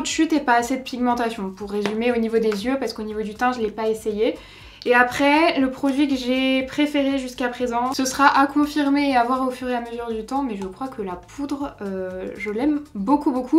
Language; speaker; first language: French; native; French